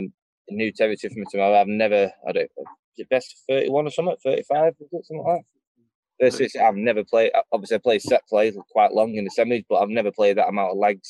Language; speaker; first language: English; native; English